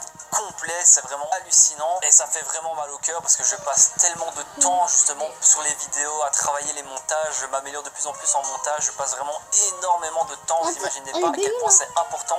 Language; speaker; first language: French; native; French